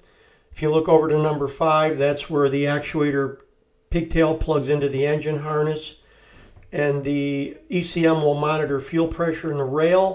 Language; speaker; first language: English; native; English